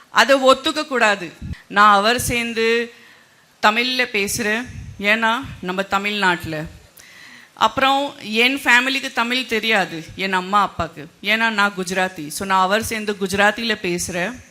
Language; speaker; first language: Tamil; non-native, fluent; Gujarati